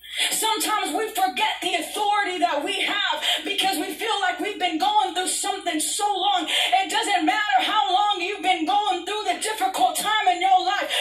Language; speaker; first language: English; early bilingual, other home language; Spanish